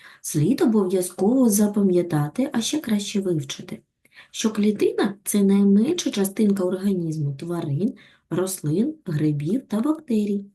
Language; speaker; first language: Ukrainian; native; Ukrainian